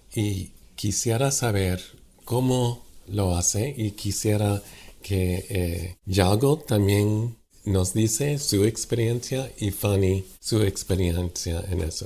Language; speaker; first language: Spanish; non-native, fluent; English